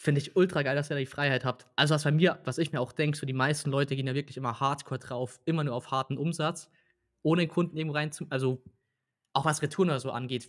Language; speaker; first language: German; native; German